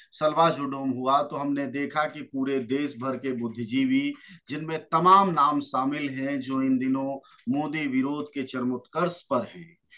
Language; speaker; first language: Hindi; native; Hindi